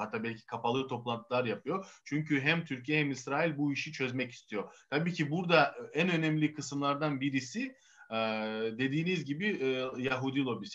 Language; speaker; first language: Turkish; non-native, fluent; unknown